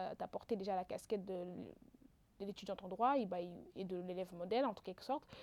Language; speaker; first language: French; non-native, local second language; Wolof